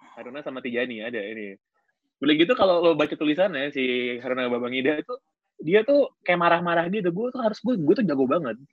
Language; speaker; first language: Indonesian; native; Indonesian